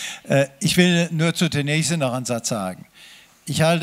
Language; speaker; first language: German; native; German